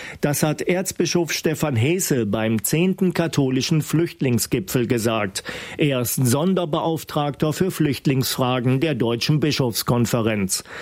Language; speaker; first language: German; native; German